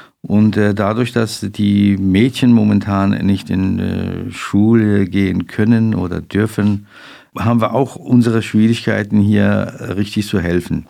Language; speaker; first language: German; non-native, fluent; Persian